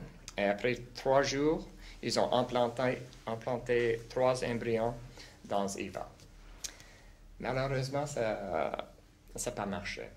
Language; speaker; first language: French; non-native, local second language; English